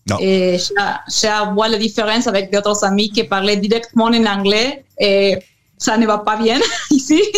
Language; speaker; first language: French; non-native, learner; Spanish